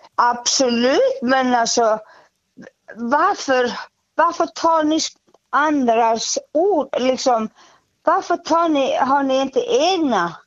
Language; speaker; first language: Swedish; non-native, fluent; Icelandic